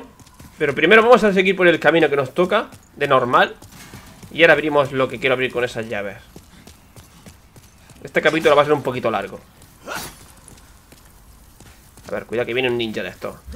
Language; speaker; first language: Spanish; native; Spanish